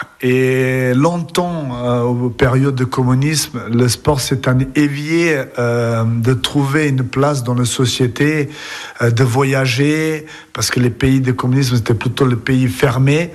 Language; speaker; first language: French; non-native, fluent; Serbian